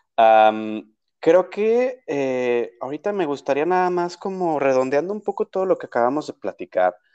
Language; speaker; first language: Spanish; native; Spanish